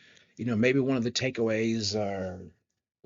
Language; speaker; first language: English; native; English